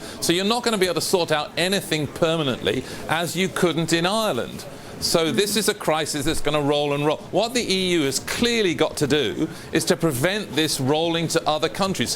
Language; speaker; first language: English; native; English